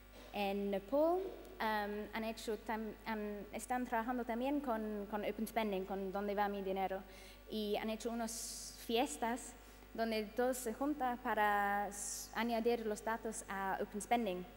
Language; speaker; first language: Spanish; non-native, fluent; English